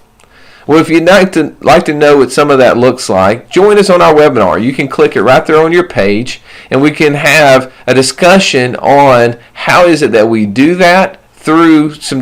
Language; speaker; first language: English; native; English